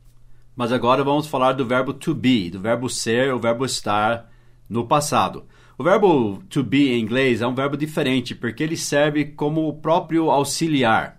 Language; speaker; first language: Portuguese; non-native, fluent; English